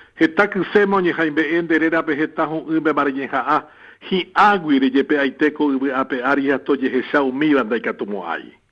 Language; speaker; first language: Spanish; non-native, local second language; Guarani